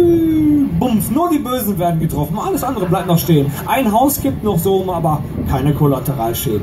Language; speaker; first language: German; native; German